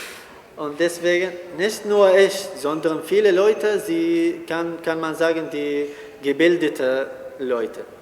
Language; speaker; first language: German; non-native, learner; Arabic